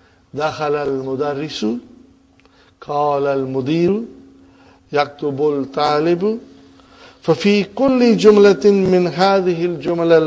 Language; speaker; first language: Arabic; non-native, fluent; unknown